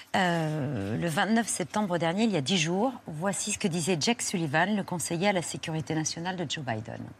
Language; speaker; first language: French; native; French